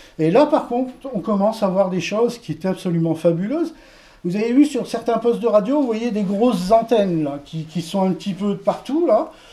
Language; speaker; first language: French; native; French